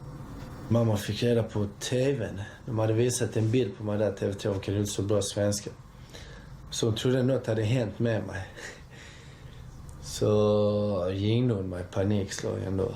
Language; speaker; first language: Swedish; early bilingual, other home language; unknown